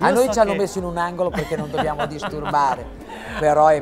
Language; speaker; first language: Italian; native; Italian